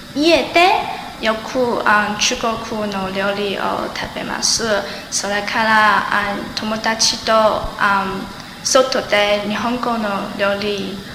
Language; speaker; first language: Japanese; non-native, learner; Chinese